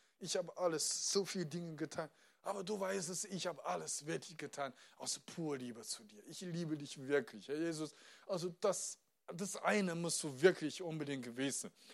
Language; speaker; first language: German; non-native, fluent; Chinese